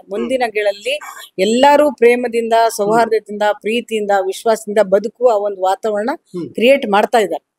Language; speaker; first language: Kannada; non-native, local second language; Urdu